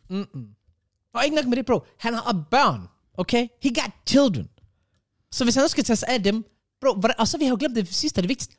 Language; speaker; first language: Danish; early bilingual, other home language; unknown